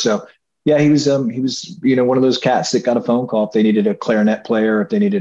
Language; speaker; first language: English; native; English